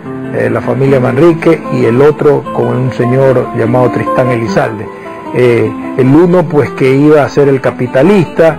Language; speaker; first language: Spanish; native; Spanish